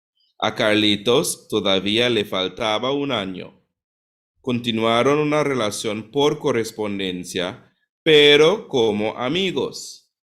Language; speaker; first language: Spanish; non-native, fluent; English